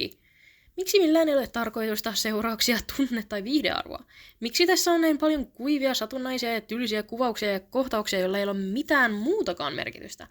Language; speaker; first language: Finnish; native; Finnish